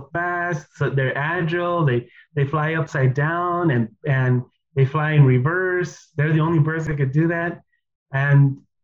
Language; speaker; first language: English; early bilingual, other home language; Spanish